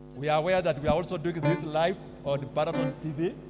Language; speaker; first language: English; non-native, local second language; Swahili